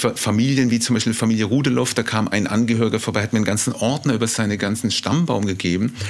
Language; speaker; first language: German; native; German